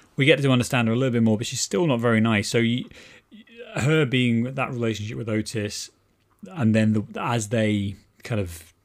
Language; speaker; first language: English; native; English